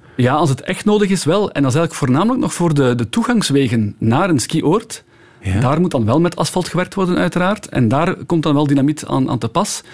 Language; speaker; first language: Dutch; native; Dutch